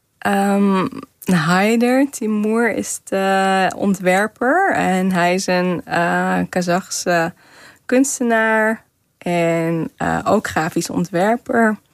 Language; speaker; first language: Dutch; non-native, fluent; Kazakh